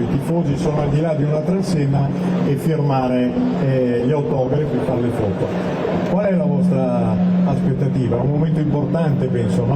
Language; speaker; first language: Italian; native; Italian